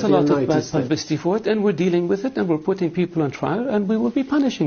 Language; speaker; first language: English; non-native, fluent; Arabic